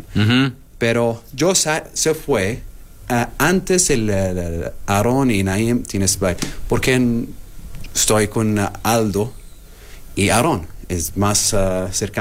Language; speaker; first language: Spanish; non-native, learner; Arabic